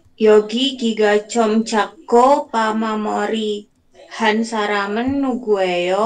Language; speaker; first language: Korean; non-native, learner; Indonesian